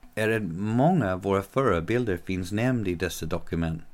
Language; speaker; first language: Swedish; non-native, fluent; English